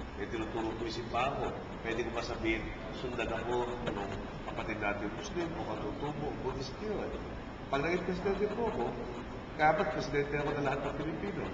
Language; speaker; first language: Filipino; native; Filipino